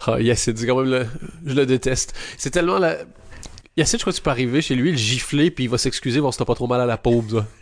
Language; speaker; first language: French; native; French